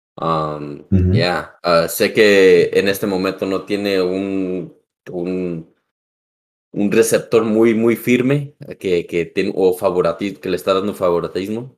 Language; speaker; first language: Spanish; early bilingual, heritage; Spanish